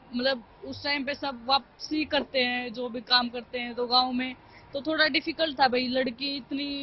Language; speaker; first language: Hindi; native; Hindi